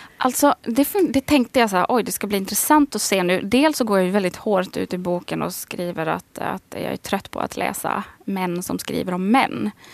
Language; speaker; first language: Swedish; native; Swedish